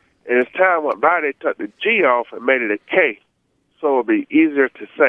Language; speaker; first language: English; native; English